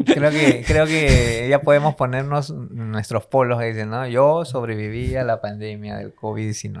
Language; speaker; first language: Spanish; native; Spanish